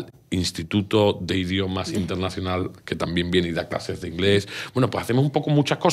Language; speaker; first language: Spanish; native; Spanish